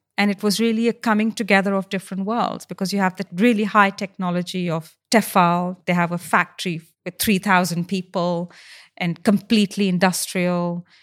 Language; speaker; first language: English; non-native, local second language; Hindi